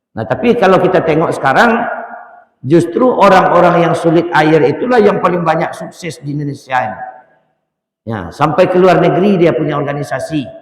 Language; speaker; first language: Malay; non-native, local second language; Minangkabau